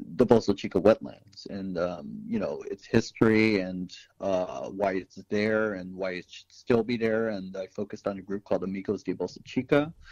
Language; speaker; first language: English; native; English